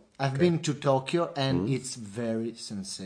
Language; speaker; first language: English; non-native, learner; Italian